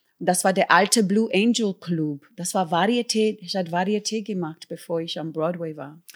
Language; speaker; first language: German; non-native, fluent; English